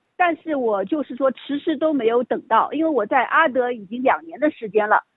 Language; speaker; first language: Chinese; native; Chinese